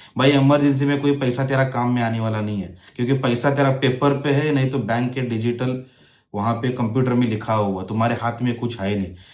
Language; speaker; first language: Hindi; non-native, local second language; Marathi